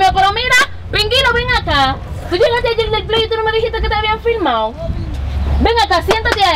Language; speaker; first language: Spanish; native; Spanish